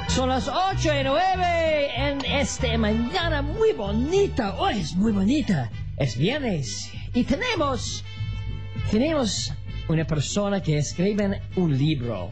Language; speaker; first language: Spanish; non-native, learner; English